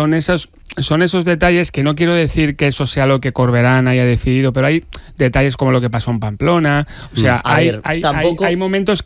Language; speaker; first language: Spanish; native; Spanish